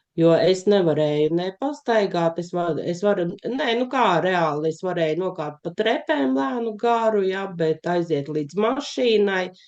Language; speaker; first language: Latvian; native; Latvian